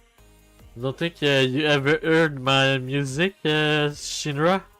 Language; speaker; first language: English; non-native, learner; French